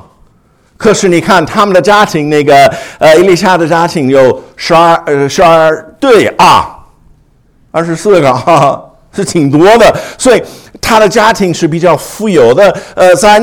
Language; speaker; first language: Chinese; non-native, fluent; English